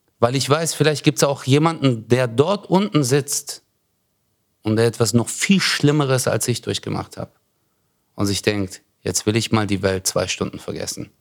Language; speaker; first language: German; early bilingual, other home language; Turkish